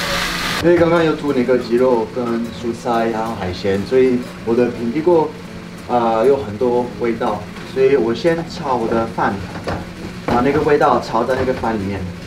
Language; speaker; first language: Chinese; non-native, fluent; French